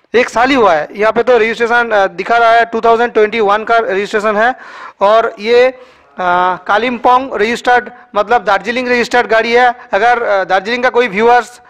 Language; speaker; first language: Hindi; non-native, local second language; Bangla